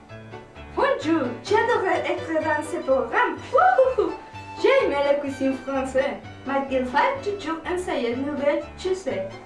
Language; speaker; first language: French; non-native, learner; Spanish